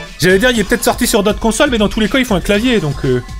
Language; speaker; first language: French; native; French